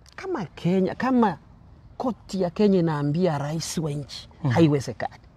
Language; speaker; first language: Swahili; non-native, local second language; Gusii